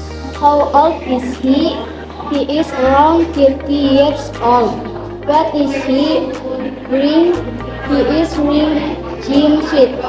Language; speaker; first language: English; non-native, learner; Indonesian